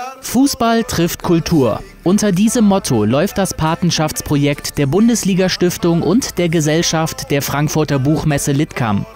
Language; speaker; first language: German; native; German